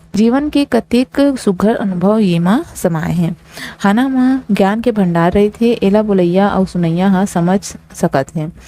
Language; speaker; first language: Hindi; native; Hindi